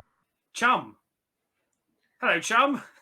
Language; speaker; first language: English; native; English